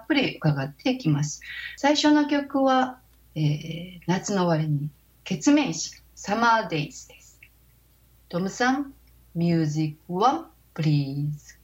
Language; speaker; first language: Japanese; native; Japanese